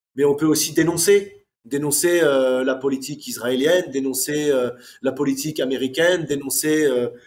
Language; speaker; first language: French; native; French